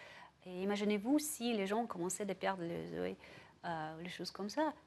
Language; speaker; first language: French; non-native, fluent; Russian